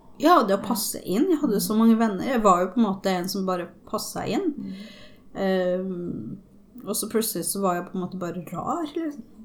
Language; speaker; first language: Norwegian; early bilingual, other home language; Spanish